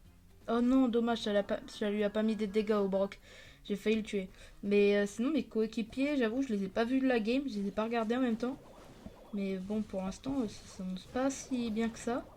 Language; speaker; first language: French; native; French